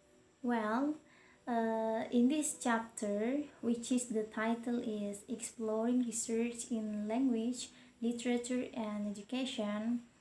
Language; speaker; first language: English; non-native, learner; Indonesian